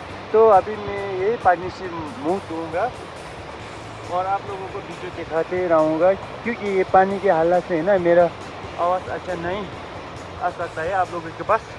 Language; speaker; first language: Hindi; non-native, local second language; Nepali